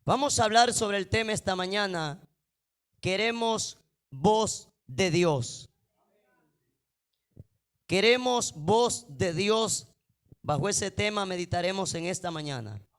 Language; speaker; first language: Spanish; native; Spanish